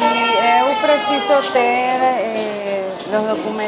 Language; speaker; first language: Portuguese; non-native, learner; Spanish